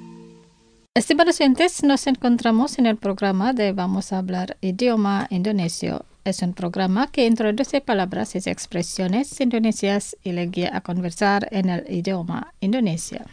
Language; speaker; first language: Spanish; non-native, fluent; Indonesian